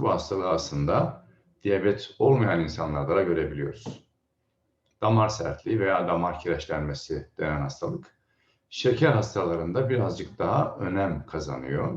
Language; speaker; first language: Turkish; native; Turkish